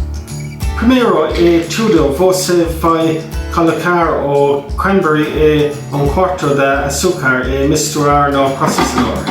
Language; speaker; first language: Portuguese; non-native, learner; English